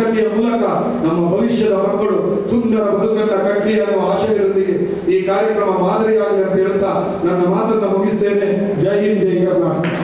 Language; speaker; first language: Kannada; non-native, local second language; Tulu